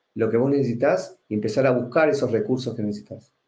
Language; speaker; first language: Spanish; native; Spanish